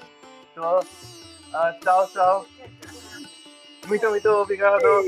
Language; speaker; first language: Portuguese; non-native, learner; Bangla